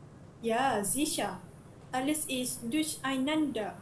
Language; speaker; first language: German; non-native, learner; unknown